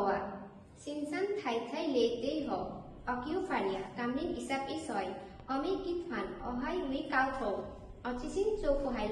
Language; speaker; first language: Cantonese; non-native, learner; Bangla